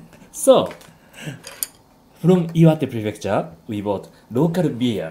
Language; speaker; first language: English; non-native, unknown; Japanese